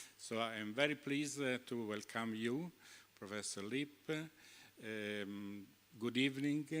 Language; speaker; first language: English; non-native, fluent; Italian